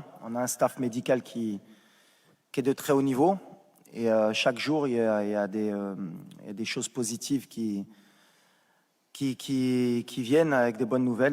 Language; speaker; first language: French; native; French